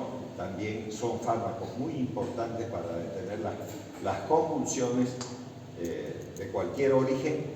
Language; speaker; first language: Spanish; native; Spanish